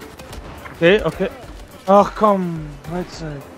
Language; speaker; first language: English; non-native, learner; Turkish